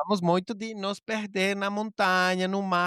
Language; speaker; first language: Portuguese; non-native, learner; Spanish